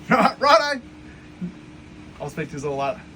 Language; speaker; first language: English; native; English